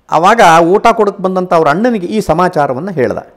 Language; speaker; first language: Kannada; native; Kannada